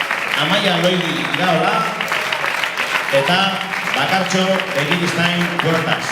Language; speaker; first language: Basque; native; Basque